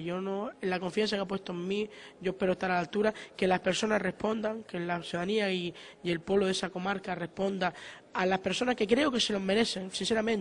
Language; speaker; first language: Spanish; native; Spanish